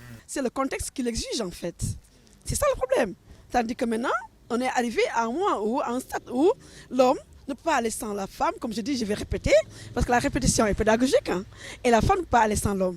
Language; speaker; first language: French; non-native, local second language; Wolof